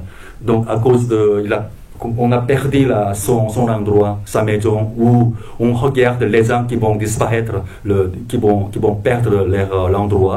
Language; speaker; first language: French; non-native, fluent; Korean